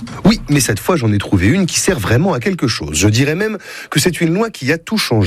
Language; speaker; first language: French; native; French